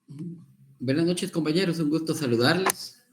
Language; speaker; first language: Spanish; native; Spanish